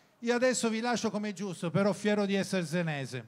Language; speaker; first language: Italian; native; Italian